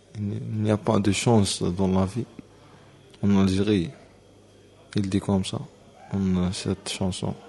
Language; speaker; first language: French; non-native, learner; Arabic